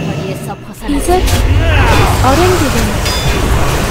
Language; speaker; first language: Korean; native; Korean